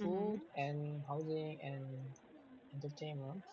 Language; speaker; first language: English; non-native, learner; Korean